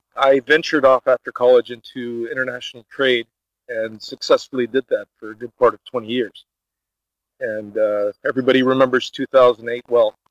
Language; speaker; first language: English; early bilingual, other home language; Portuguese